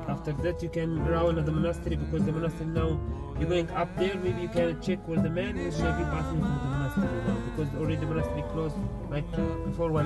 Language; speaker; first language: English; non-native, learner; Arabic